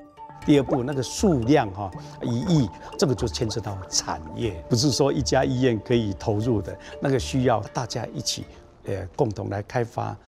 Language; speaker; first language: Chinese; native; Chinese